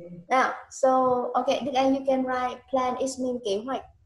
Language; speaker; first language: English; non-native, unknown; Vietnamese